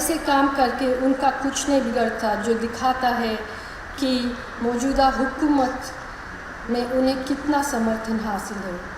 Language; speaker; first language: Hindi; non-native, local second language; Malayalam